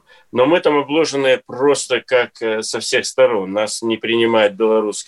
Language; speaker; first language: Russian; native; Russian